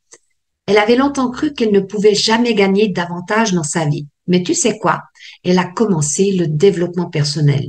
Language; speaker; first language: French; native; French